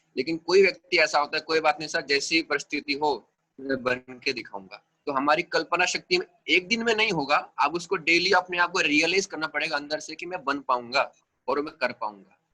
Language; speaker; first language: Hindi; native; Hindi